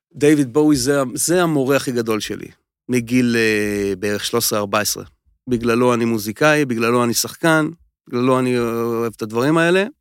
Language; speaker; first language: Hebrew; native; Hebrew